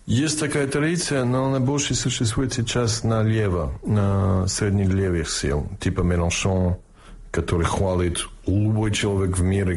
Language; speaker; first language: Russian; non-native, fluent; English